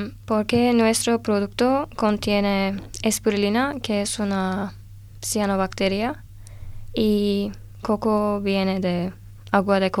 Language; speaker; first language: Spanish; non-native, learner; Turkish